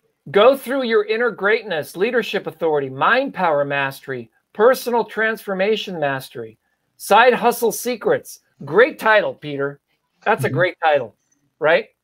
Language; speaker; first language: English; native; English